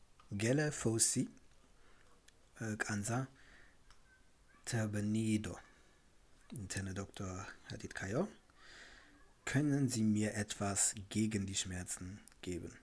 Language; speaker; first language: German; non-native, fluent; Tigrinya